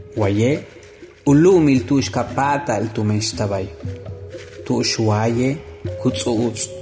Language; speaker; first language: Spanish; native; Spanish